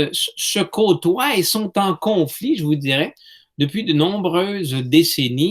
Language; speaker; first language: French; native; French